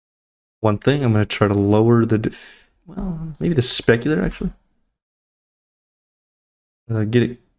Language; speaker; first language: English; native; English